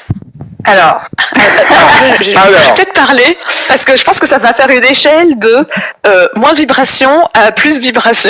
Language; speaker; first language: French; native; French